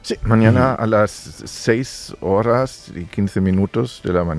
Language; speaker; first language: Spanish; non-native, fluent; German